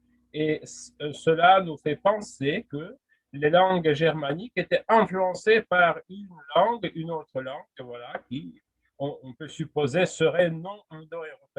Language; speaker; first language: French; non-native, fluent; Russian